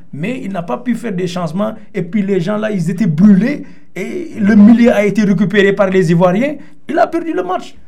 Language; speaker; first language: French; non-native, local second language; Wolof